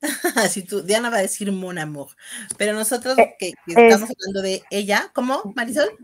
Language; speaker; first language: Spanish; native; Spanish